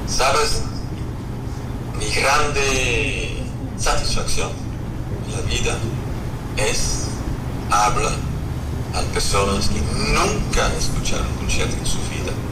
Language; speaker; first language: Spanish; non-native, learner; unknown